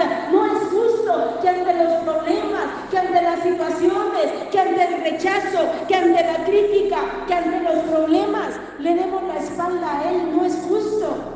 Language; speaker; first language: Spanish; native; Spanish